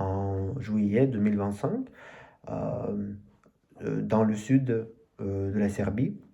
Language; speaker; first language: French; non-native, learner; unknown